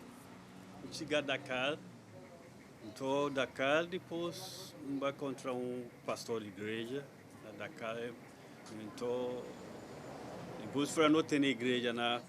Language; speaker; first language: Portuguese; non-native, learner; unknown